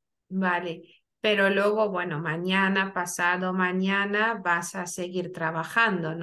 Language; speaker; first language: Spanish; non-native, fluent; Lithuanian